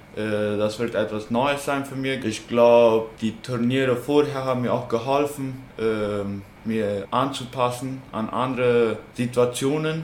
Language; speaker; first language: German; non-native, local second language; Plautdietsch